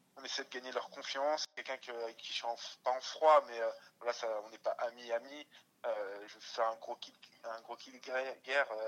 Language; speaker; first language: French; early bilingual, other home language; Russian